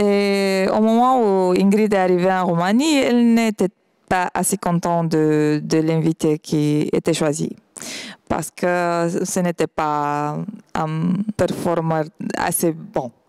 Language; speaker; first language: French; non-native, fluent; Romanian